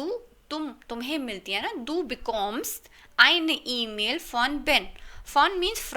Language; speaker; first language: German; non-native, fluent; Hindi